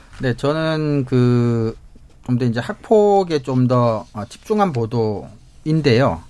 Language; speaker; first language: Korean; native; Korean